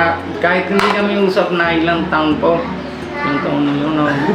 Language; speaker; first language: Filipino; non-native, learner; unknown